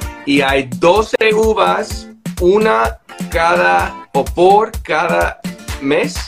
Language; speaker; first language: Spanish; non-native, learner; English